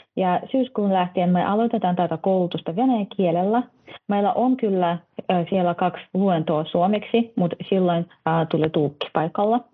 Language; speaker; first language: Finnish; non-native, fluent; Russian